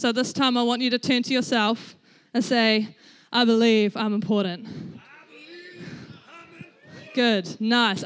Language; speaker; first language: English; native; English